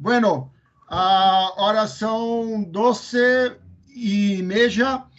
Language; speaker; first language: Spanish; non-native, learner; Portuguese